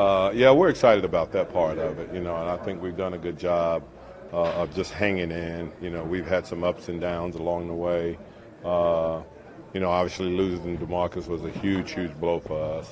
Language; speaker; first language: English; native; English